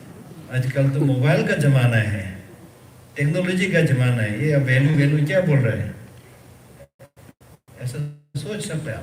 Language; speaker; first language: Hindi; early bilingual, other home language; Tibetan